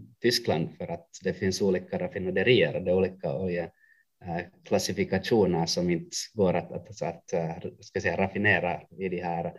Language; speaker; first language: Swedish; non-native, local second language; Finnish